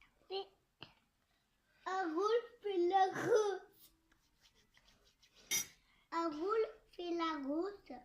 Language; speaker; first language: French; native; French